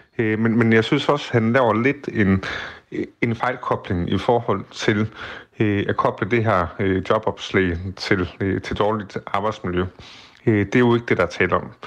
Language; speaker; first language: Danish; native; Danish